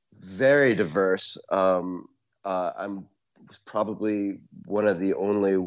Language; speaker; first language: English; native; English